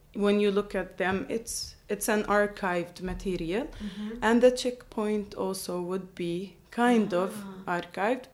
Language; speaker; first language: English; non-native, fluent; Arabic